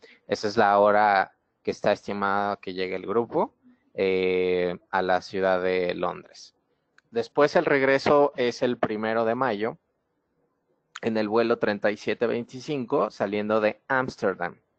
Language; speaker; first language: Spanish; native; Spanish